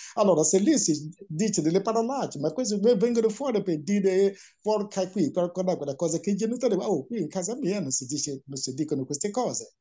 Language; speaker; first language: Italian; non-native, fluent; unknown